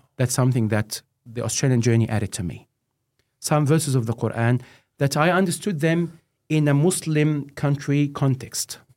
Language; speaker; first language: English; non-native, fluent; Arabic